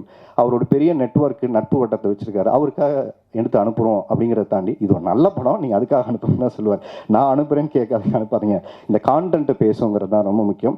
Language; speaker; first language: Tamil; native; Tamil